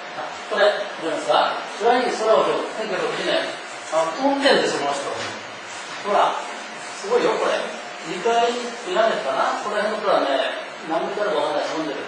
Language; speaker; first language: Japanese; native; Japanese